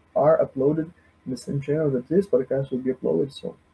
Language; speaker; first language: English; non-native, fluent; Portuguese